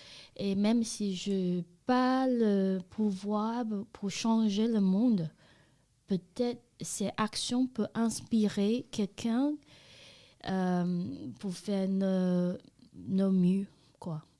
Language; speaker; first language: French; non-native, learner; Chinese